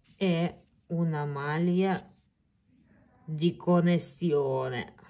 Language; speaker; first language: Italian; non-native, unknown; Ukrainian